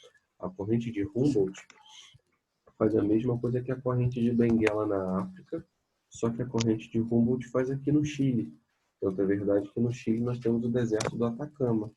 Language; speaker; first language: Portuguese; native; Portuguese